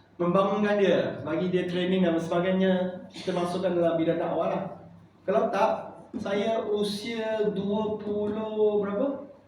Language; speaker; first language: Malay; non-native, local second language; Chinese